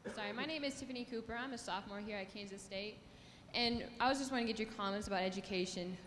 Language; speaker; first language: English; native; English